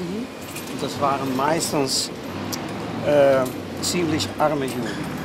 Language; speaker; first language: German; non-native, fluent; Dutch